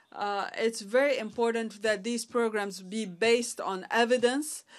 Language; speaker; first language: English; non-native, fluent; Arabic